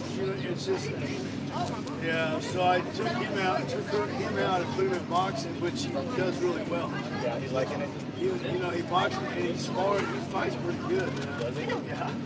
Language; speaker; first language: English; native; English